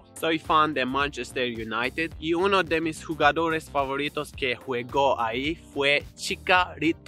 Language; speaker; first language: Spanish; non-native, learner; English